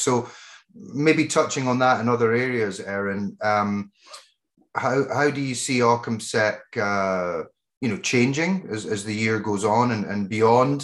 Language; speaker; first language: English; native; English